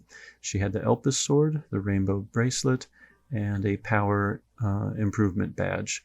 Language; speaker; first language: English; native; English